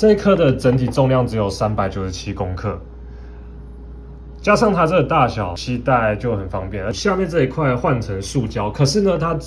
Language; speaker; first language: Chinese; native; Chinese